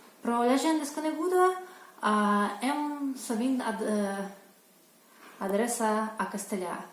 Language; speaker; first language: Catalan; non-native, learner; Russian